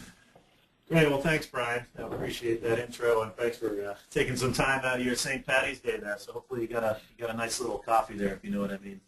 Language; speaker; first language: English; native; English